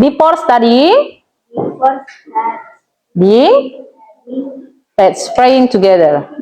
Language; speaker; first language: English; non-native, learner; Indonesian